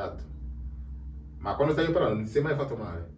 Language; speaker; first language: Italian; native; Italian